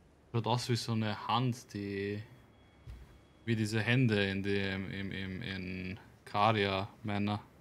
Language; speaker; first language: German; native; German